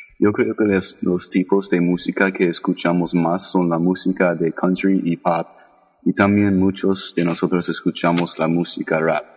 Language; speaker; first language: Spanish; non-native, learner; English